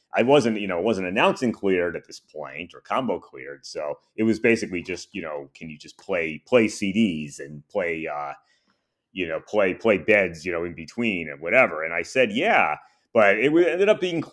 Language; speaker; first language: English; native; English